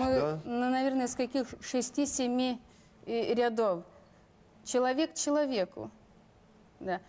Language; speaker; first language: Russian; non-native, local second language; Lithuanian